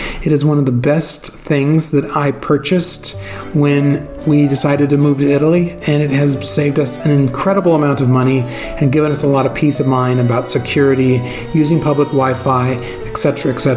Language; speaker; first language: English; native; English